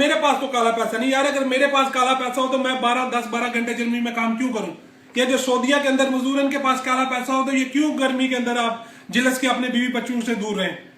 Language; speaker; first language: Urdu; non-native, local second language; Punjabi